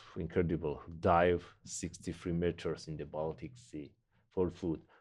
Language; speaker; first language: English; non-native, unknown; Georgian